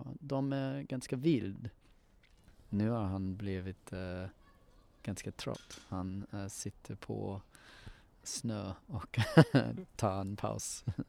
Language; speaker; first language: Swedish; non-native, learner; English